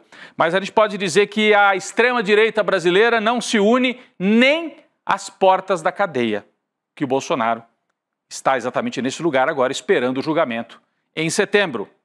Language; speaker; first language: Portuguese; native; Portuguese